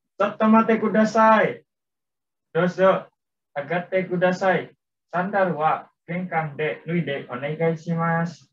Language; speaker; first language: Japanese; non-native, learner; Indonesian